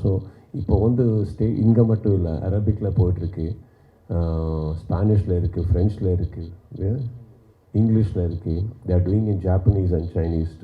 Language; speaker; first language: Tamil; non-native, local second language; Kannada